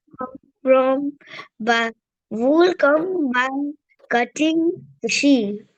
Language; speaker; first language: English; non-native, learner; Hindi